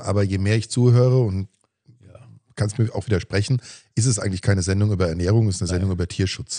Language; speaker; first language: German; native; German